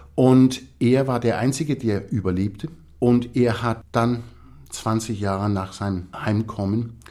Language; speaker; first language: German; non-native, fluent; Danish